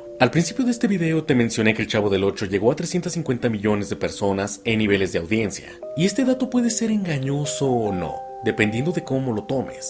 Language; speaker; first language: Spanish; native; Spanish